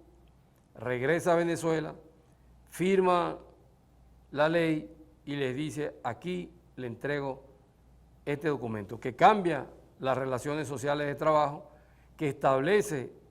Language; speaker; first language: Spanish; native; Spanish